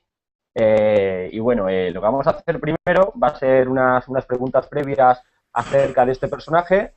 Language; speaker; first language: Spanish; native; Spanish